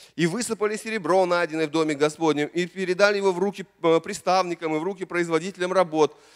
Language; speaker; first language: Russian; native; Russian